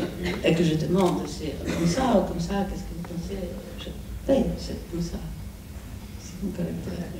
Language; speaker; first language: French; non-native, fluent; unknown